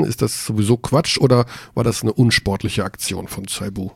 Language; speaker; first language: German; native; German